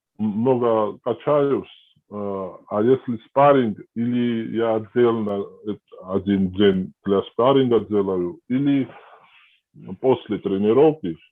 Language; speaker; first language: Russian; non-native, fluent; Georgian